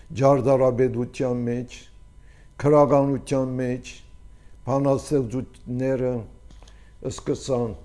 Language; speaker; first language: Armenian; early bilingual, heritage; Armenian